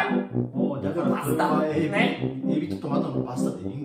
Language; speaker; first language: Japanese; native; Japanese